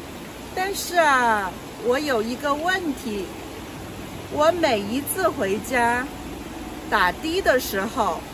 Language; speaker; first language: Chinese; non-native, local second language; Yao